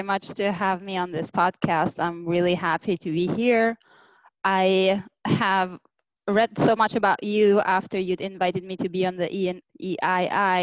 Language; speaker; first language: English; non-native, fluent; Albanian